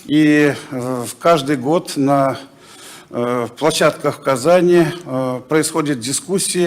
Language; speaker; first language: Russian; native; Russian